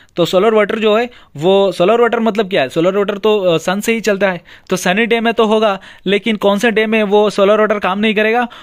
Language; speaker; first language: Hindi; non-native, local second language; Bangla